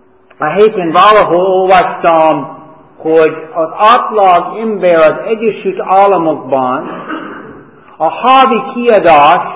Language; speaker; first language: Hungarian; non-native, learner; English